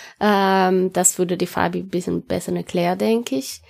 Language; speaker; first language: German; non-native, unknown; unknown